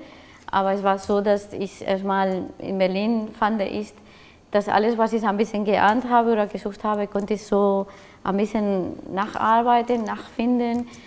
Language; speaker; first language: German; non-native, fluent; Spanish